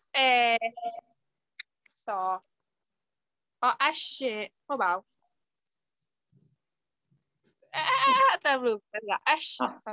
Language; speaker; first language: Korean; non-native, learner; Burmese